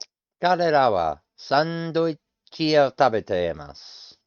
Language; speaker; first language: Japanese; non-native, learner; English